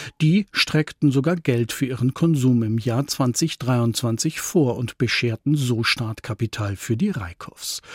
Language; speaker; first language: German; native; German